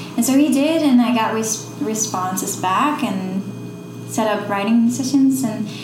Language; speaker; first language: English; non-native, fluent; Dutch